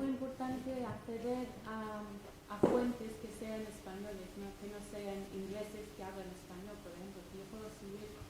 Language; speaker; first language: Spanish; non-native, fluent; English